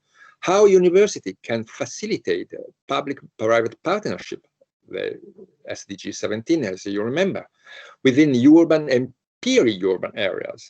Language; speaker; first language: English; non-native, fluent; Italian